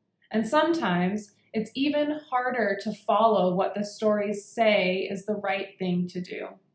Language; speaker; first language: English; native; English